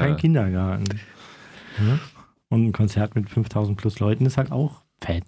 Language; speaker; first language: German; native; German